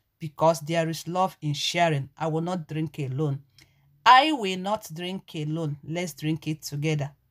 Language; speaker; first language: English; non-native, local second language; Igbo